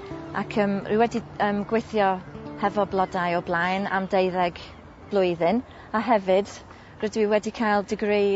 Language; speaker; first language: Welsh; non-native, local second language; English